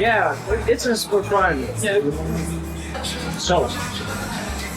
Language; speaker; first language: English; non-native, learner; Korean